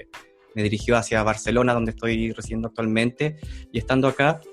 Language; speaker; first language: Spanish; native; Spanish